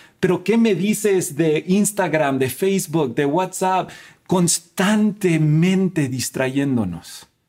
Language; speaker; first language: Spanish; native; Spanish